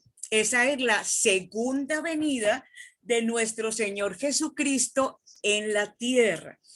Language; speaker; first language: Spanish; native; Spanish